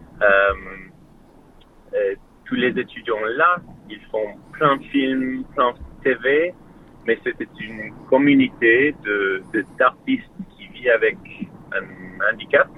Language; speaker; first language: French; non-native, fluent; English